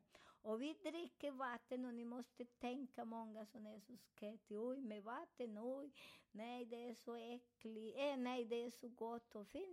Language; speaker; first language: Swedish; non-native, fluent; Spanish